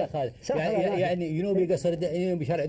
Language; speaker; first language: Arabic; native; Arabic